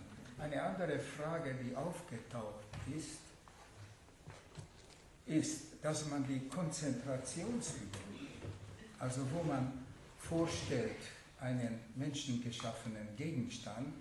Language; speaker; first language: German; non-native, fluent; Hungarian